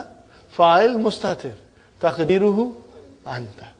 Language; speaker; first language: Arabic; non-native, fluent; Urdu